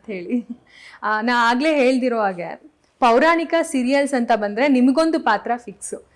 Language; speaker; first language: Kannada; native; Kannada